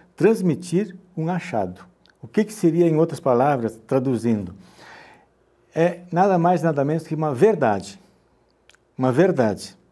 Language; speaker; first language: Portuguese; native; Portuguese